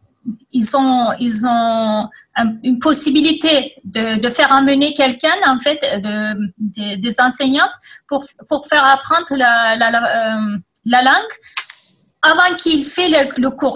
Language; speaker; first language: French; non-native, fluent; Kurdish